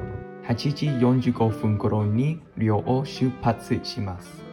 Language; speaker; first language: Japanese; non-native, learner; English